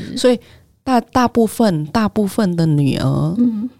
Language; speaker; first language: Chinese; non-native, fluent; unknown